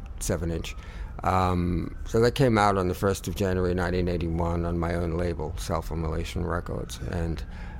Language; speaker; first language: English; native; English